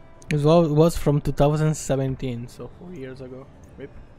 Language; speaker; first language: English; non-native, fluent; Italian